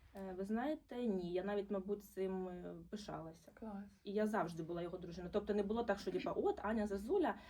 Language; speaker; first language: Ukrainian; non-native, local second language; Russian